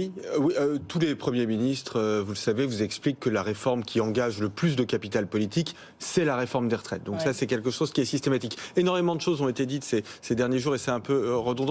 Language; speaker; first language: French; native; French